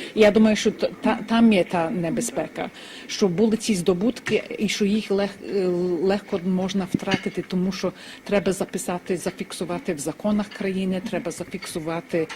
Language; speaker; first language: Ukrainian; early bilingual, heritage; Ukrainian